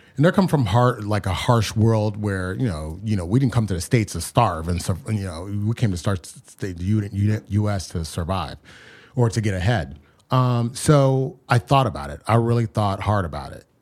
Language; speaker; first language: English; native; English